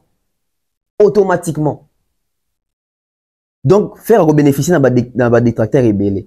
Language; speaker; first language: French; non-native, local second language; Lingala